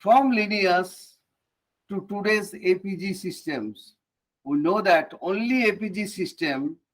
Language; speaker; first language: English; non-native, local second language; Bangla